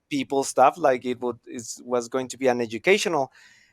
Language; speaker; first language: English; non-native, fluent; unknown